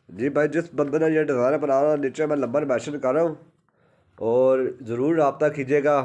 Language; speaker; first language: Urdu; non-native, local second language; Punjabi